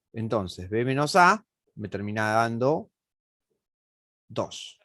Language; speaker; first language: Spanish; native; Spanish